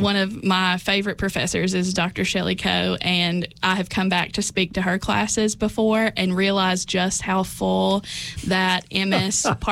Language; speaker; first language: English; native; English